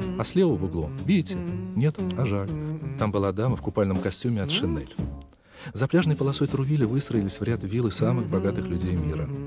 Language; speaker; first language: Russian; native; Russian